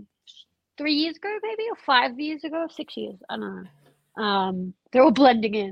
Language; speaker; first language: English; native; English